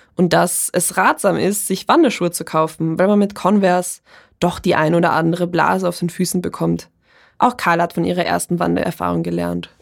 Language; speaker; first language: German; early bilingual, other home language; Polish